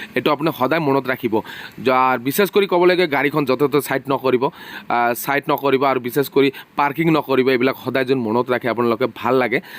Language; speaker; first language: Assamese; non-native, local second language; Bangla